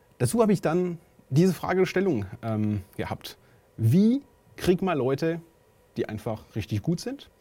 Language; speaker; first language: German; non-native, fluent; French